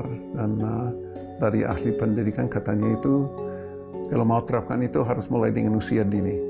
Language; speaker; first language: Indonesian; non-native, fluent; English